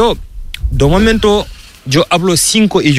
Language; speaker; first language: Spanish; non-native, learner; Fula